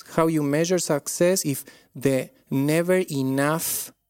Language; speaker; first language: English; non-native, fluent; Spanish